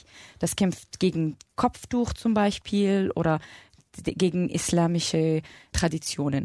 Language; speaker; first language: German; non-native, fluent; Arabic